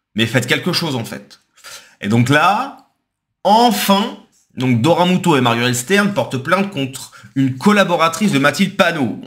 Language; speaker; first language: French; native; French